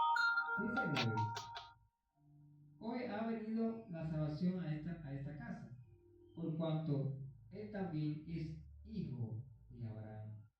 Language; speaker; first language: Spanish; native; Spanish